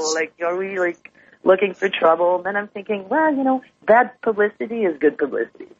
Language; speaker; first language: English; native; English